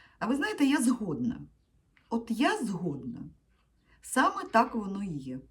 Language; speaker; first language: Ukrainian; non-native, local second language; Russian